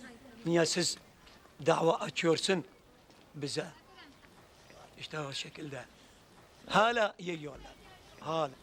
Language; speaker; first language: Turkish; non-native, local second language; Turoyo